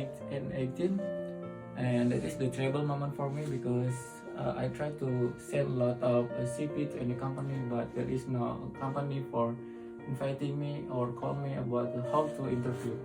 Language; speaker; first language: English; non-native, learner; Indonesian